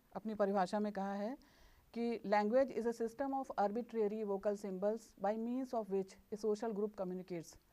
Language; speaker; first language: Hindi; native; Hindi